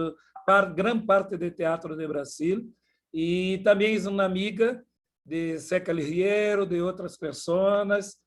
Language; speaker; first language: Portuguese; non-native, fluent; Spanish